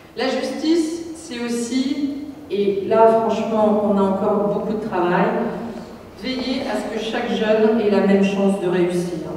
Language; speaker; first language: French; native; French